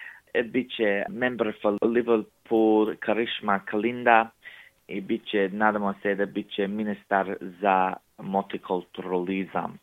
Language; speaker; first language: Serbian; early bilingual, heritage; English